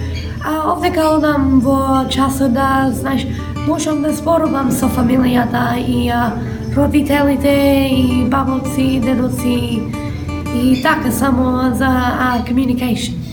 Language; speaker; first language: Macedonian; early bilingual, heritage; Macedonian